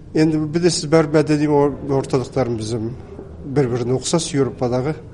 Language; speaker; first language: Kazakh; early bilingual, heritage; Kazakh